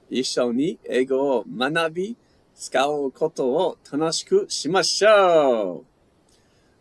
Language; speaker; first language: Japanese; non-native, learner; English